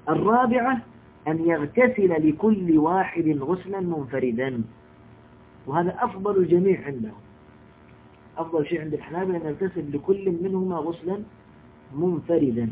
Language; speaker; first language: Arabic; native; Arabic